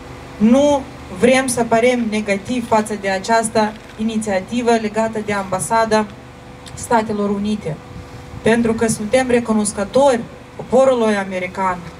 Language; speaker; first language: Romanian; non-native, local second language; Russian